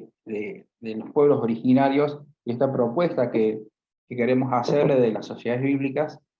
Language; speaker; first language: Spanish; native; Spanish